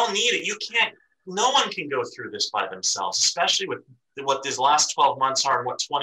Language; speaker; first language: English; native; English